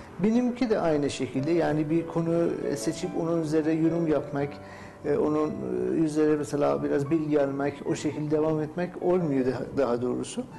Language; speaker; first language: Turkish; non-native, fluent; Persian